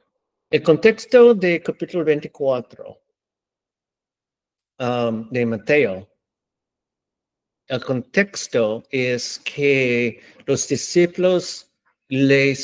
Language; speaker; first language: Spanish; non-native, learner; English